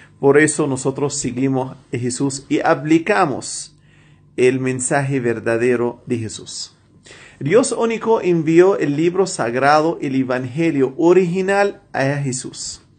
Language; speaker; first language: Spanish; non-native, fluent; Arabic